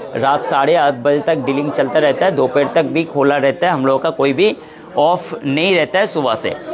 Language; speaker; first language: Hindi; non-native, local second language; Bangla